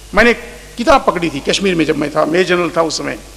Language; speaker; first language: Hindi; non-native, local second language; Marathi